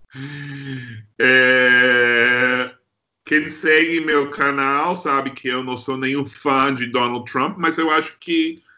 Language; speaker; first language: Portuguese; non-native, fluent; English